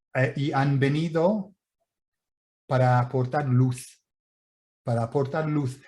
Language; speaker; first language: Spanish; non-native, fluent; English